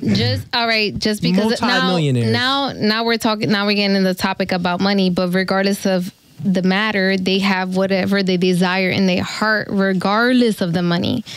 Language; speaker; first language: English; native; English